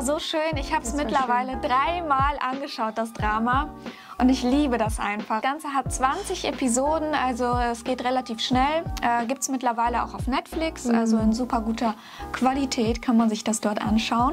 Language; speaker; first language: German; native; German